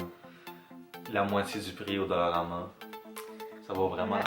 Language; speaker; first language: French; native; French